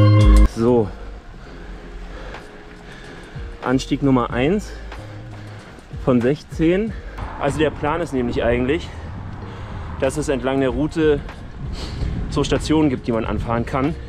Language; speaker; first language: German; native; German